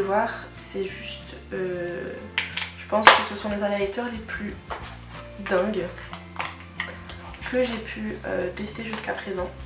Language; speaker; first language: French; native; French